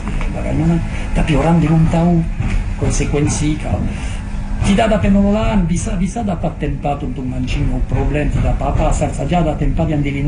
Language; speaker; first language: Indonesian; non-native, fluent; French